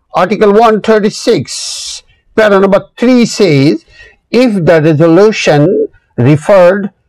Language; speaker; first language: English; non-native, local second language; Urdu